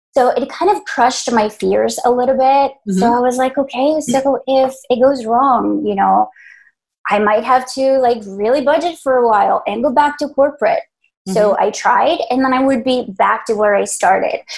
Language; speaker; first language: English; early bilingual, other home language; Spanish